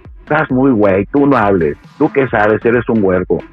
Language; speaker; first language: Spanish; native; Spanish